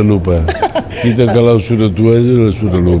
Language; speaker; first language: Indonesian; non-native, fluent; Tetum